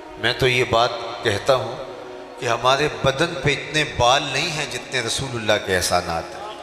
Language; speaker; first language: Urdu; non-native, local second language; Punjabi